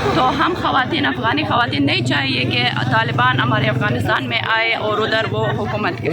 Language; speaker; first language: Hindi; non-native, fluent; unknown